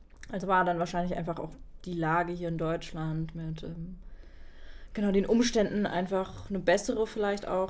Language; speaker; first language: German; native; German